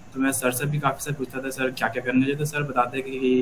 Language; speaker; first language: Hindi; native; Hindi